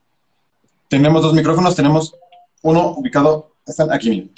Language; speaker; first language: Spanish; native; Spanish